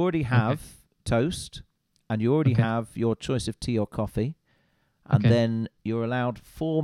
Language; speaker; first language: English; native; English